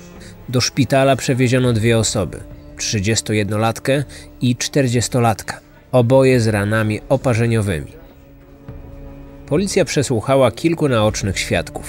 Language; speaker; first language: Polish; native; Polish